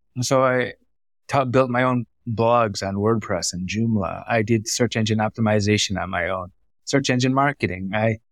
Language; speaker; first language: English; early bilingual, other home language; Vietnamese